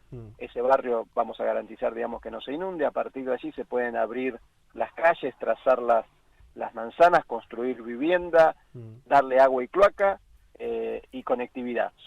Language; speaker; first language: Spanish; native; Spanish